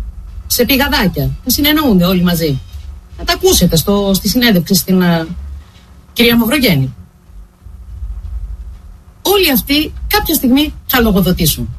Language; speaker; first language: Greek; native; Greek